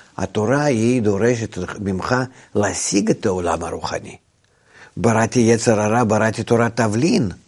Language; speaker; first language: Hebrew; non-native, fluent; Russian